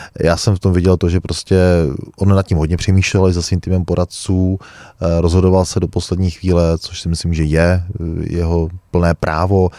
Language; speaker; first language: Czech; native; Czech